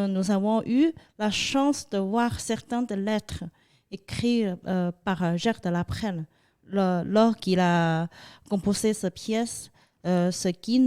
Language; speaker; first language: French; non-native, fluent; Chinese